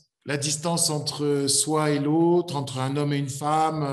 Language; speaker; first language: French; native; French